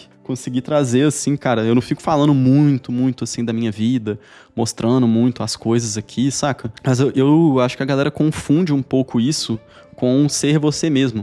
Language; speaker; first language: Portuguese; native; Portuguese